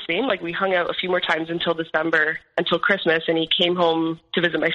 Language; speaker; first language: English; native; English